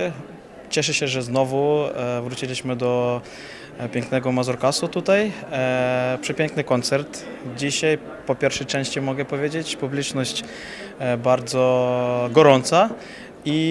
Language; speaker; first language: Polish; non-native, fluent; Ukrainian